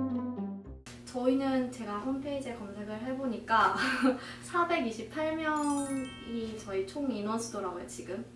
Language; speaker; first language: Korean; early bilingual, heritage; Korean